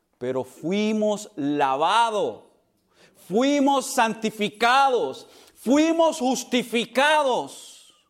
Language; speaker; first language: Spanish; early bilingual, heritage; Spanish